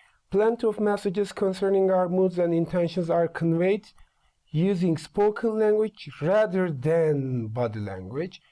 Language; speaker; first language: English; non-native, fluent; Turkish